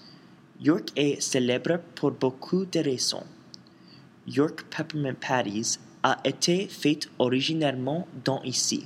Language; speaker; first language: French; non-native, learner; English